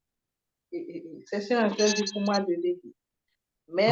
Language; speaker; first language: French; non-native, local second language; Haitian Creole